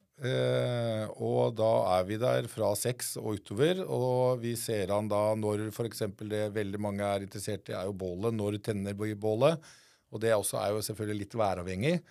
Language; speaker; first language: Norwegian; native; Norwegian